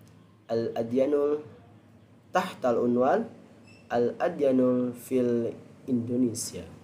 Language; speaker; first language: Arabic; non-native, learner; Indonesian